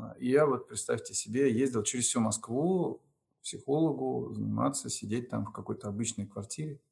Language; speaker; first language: Russian; native; Russian